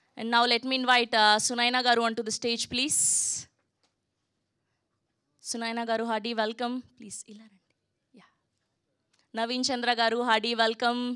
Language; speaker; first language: Telugu; native; Telugu